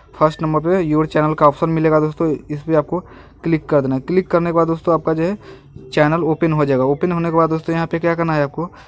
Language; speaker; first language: Hindi; native; Hindi